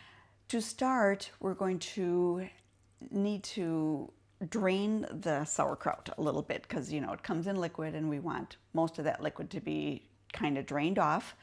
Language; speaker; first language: English; native; English